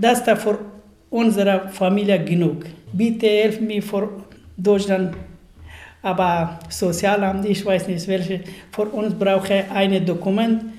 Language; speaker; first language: German; non-native, learner; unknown